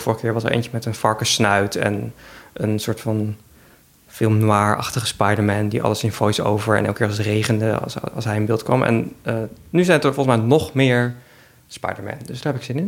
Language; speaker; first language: Dutch; native; Dutch